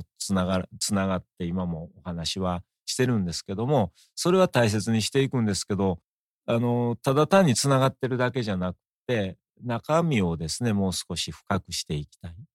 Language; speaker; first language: Japanese; native; Japanese